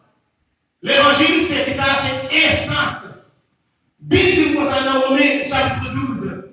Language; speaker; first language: French; non-native, local second language; Haitian Creole